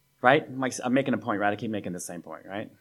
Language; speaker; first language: English; native; English